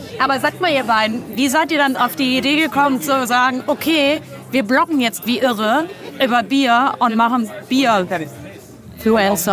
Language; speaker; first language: German; native; German